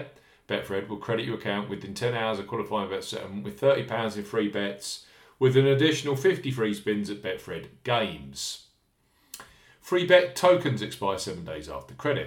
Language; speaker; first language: English; native; English